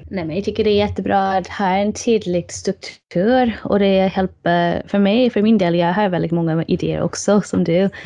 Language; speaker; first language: Swedish; non-native, fluent; English